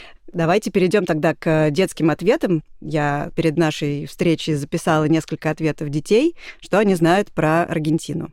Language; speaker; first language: Russian; native; Russian